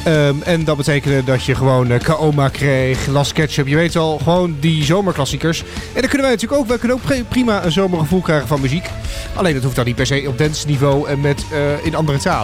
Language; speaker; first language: Dutch; native; Dutch